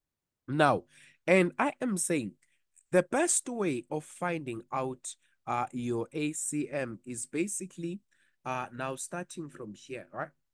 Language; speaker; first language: English; non-native, local second language; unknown